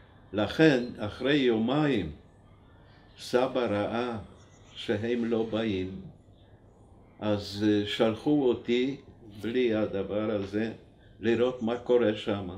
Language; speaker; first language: Hebrew; non-native, fluent; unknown